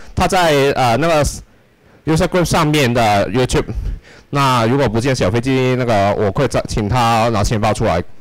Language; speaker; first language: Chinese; non-native, local second language; Cantonese